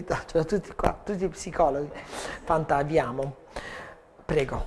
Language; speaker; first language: Italian; native; Italian